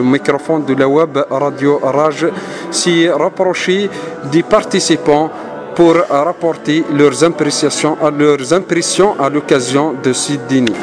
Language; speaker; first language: French; non-native, local second language; Arabic